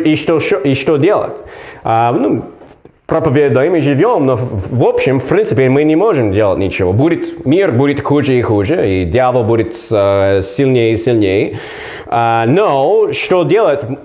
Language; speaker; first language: Russian; non-native, learner; English